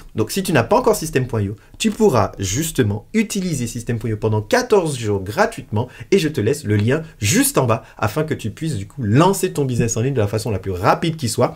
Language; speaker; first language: French; native; French